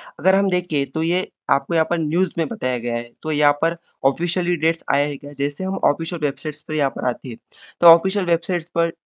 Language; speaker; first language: Hindi; non-native, local second language; Marathi